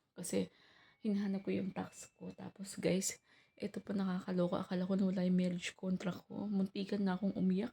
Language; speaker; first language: Filipino; native; Filipino